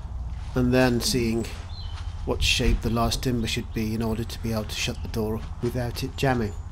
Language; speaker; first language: English; native; English